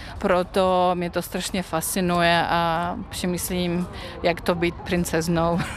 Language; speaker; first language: Czech; non-native, fluent; Russian